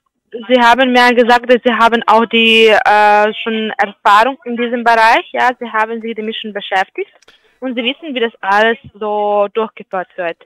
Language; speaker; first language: German; non-native, fluent; Ukrainian